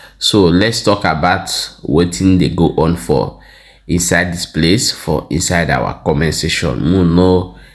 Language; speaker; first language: Nigerian Pidgin; non-native, local second language; Igbo